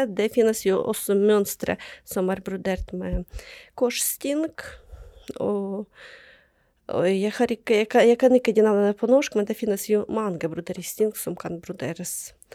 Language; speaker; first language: Norwegian; non-native, fluent; Ukrainian